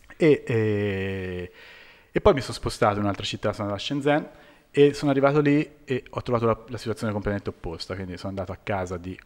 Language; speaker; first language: Italian; native; Italian